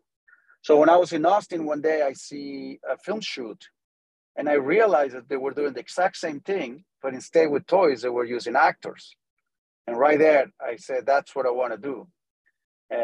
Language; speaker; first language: English; non-native, fluent; Spanish